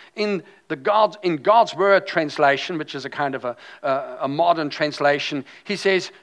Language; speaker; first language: English; non-native, fluent; German